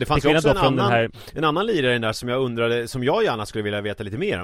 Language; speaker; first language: Swedish; native; Swedish